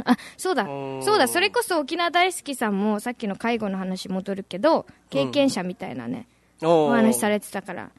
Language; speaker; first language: Japanese; native; Japanese